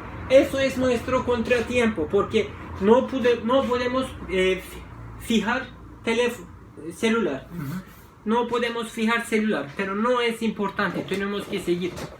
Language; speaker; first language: Spanish; non-native, fluent; Turkish